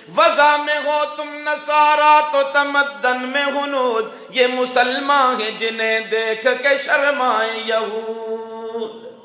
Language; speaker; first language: Urdu; non-native, local second language; Pashto